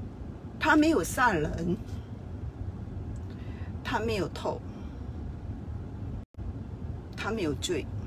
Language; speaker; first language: Chinese; non-native, fluent; Burmese